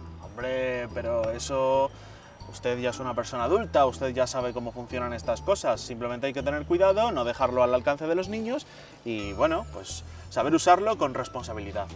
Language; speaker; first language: Spanish; native; Spanish